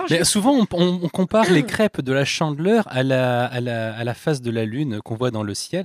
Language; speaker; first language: French; native; French